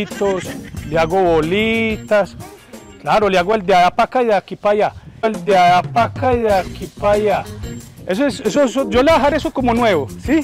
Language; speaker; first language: Spanish; native; Spanish